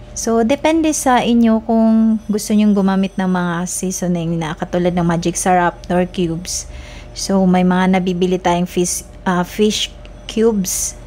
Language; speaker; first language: Filipino; non-native, local second language; Cebuano